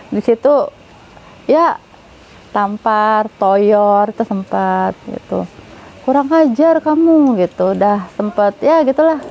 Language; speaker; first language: Indonesian; native; Indonesian